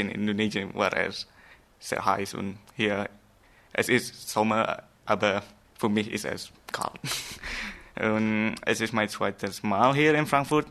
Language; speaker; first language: German; non-native, learner; Indonesian